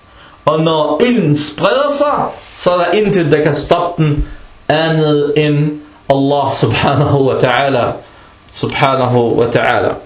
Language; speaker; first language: Danish; early bilingual, other home language; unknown